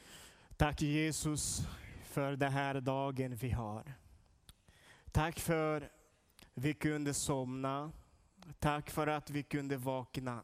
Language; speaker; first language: Swedish; non-native, learner; Portuguese